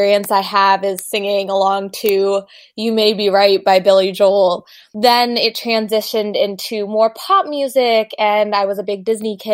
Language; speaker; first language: English; native; English